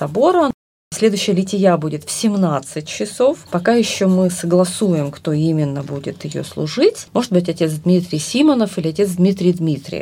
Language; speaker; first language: Russian; native; Russian